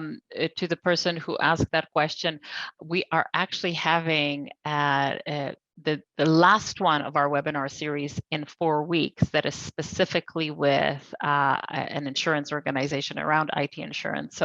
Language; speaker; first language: English; non-native, fluent; Polish